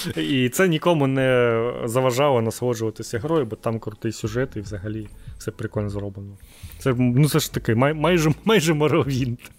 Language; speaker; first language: Ukrainian; native; Ukrainian